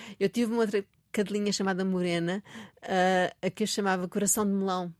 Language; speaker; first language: Portuguese; native; Portuguese